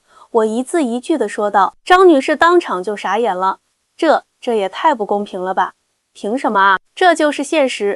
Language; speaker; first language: Chinese; native; Chinese